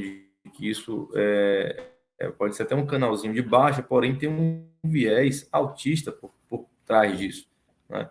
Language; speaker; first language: Portuguese; native; Portuguese